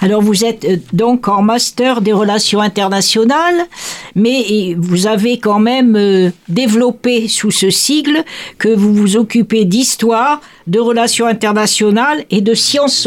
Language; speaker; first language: French; native; French